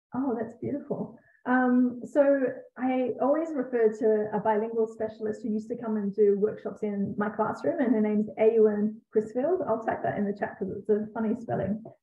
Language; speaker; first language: English; native; English